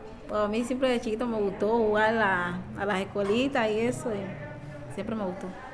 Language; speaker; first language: Spanish; native; Spanish